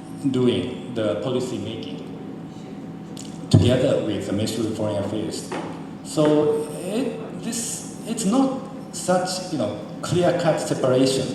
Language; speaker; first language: English; non-native, fluent; Japanese